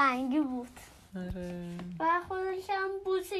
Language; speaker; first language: Persian; early bilingual, heritage; Persian